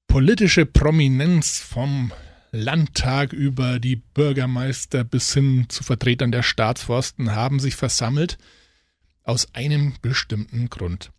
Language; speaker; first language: German; native; German